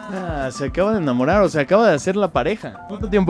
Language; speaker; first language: Spanish; native; Spanish